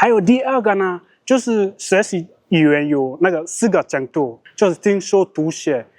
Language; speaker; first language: Chinese; non-native, fluent; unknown